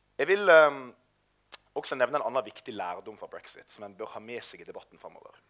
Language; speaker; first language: Norwegian; native; Norwegian